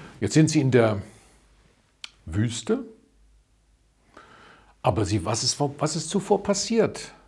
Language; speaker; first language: German; native; German